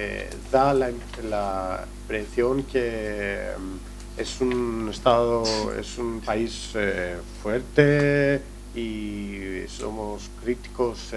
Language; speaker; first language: Spanish; non-native, learner; Greek